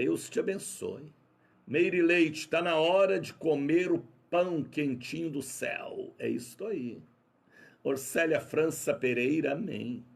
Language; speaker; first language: Portuguese; native; Portuguese